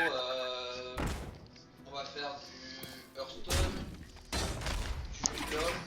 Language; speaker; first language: French; native; French